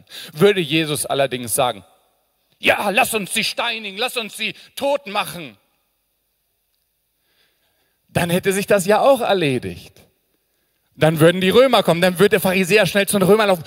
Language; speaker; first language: German; native; German